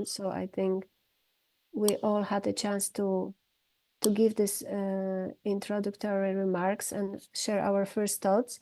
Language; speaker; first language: English; non-native, fluent; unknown